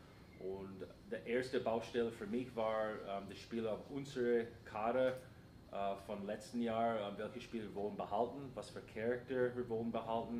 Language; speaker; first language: German; non-native, fluent; English